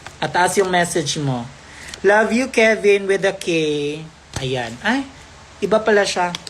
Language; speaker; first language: Filipino; non-native, local second language; Cebuano